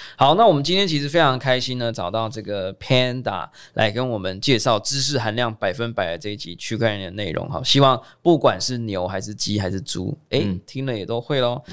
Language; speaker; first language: Chinese; native; Chinese